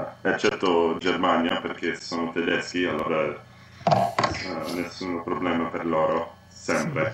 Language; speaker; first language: Italian; non-native, learner; English